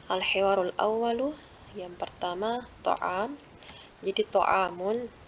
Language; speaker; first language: Arabic; non-native, fluent; Indonesian